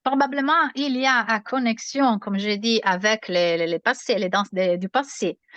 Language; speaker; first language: French; non-native, learner; Italian